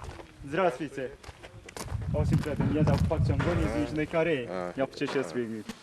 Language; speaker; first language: Russian; non-native, learner; Korean